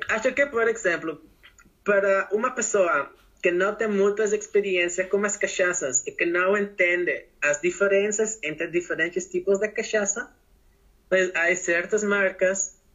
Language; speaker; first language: Portuguese; non-native, learner; Spanish